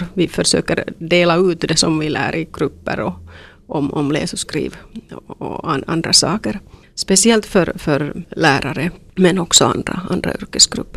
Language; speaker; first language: Swedish; non-native, local second language; Finnish